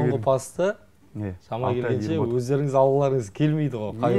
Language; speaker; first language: Kazakh; native; Kazakh